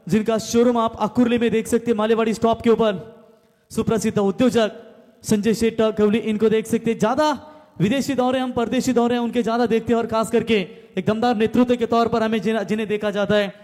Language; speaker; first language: Hindi; non-native, local second language; Marathi